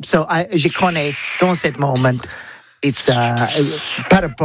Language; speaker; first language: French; non-native, learner; English